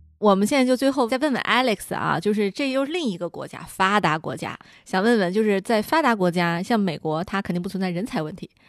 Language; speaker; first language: Chinese; native; Chinese